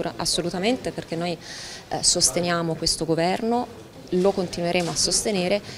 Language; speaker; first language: Italian; native; Italian